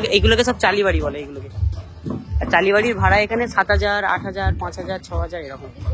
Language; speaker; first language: Bangla; native; Bangla